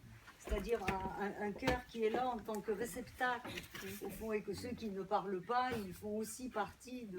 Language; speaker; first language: French; native; French